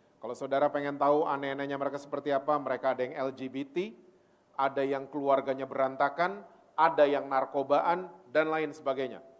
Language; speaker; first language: Indonesian; native; Indonesian